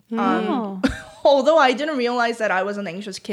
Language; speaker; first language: English; non-native, fluent; Korean